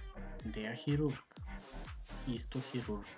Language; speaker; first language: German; non-native, fluent; Macedonian